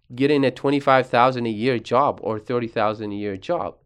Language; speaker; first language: English; early bilingual, other home language; Arabic